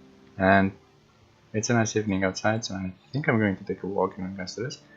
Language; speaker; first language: English; non-native, fluent; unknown